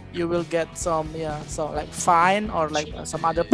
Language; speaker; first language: English; non-native, fluent; Indonesian